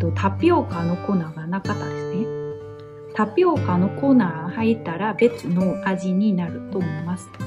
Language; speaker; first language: Japanese; non-native, fluent; Vietnamese